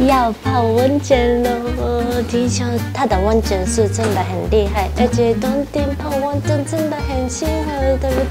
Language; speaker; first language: Chinese; non-native, fluent; Japanese